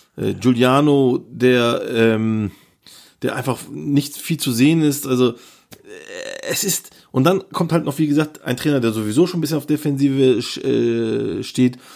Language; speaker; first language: German; early bilingual, other home language; Turkish